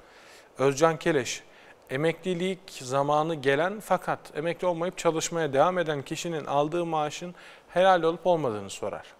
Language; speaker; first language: Turkish; native; Turkish